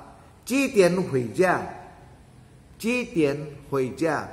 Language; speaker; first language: Chinese; non-native, fluent; Indonesian